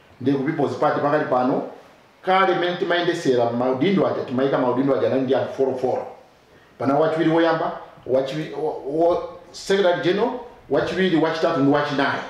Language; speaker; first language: Nyanja; non-native, local second language; Tumbuka